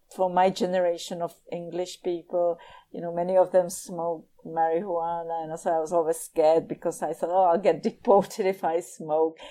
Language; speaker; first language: English; non-native, fluent; Czech